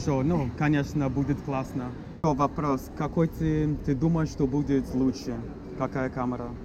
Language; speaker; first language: Russian; non-native, learner; English